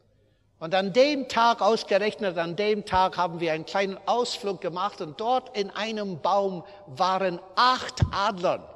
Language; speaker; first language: German; non-native, fluent; English